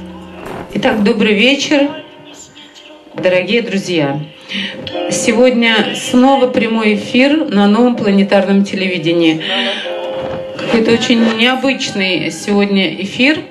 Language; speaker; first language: Russian; native; Russian